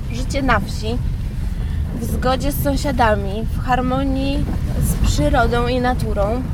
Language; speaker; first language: Polish; native; Polish